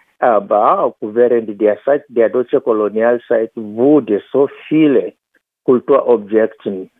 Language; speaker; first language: German; non-native, fluent; Swahili